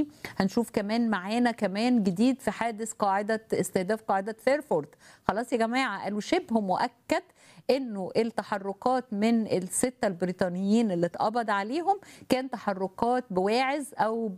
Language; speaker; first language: Arabic; native; Arabic